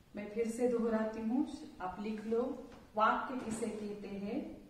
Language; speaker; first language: Hindi; non-native, local second language; Marathi